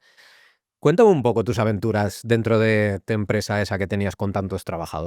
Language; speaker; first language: Spanish; native; Spanish